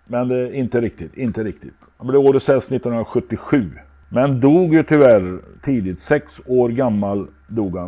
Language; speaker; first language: Swedish; native; Swedish